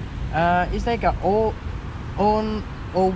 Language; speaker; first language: English; non-native, learner; Lao